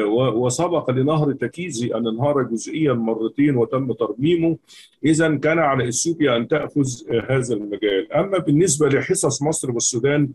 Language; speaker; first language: Arabic; native; Arabic